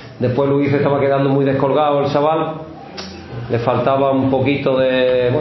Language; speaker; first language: Spanish; native; Spanish